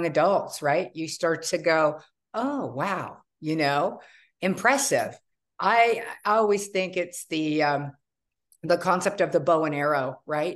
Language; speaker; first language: English; native; English